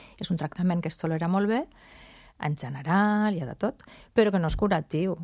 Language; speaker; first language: Catalan; non-native, local second language; Spanish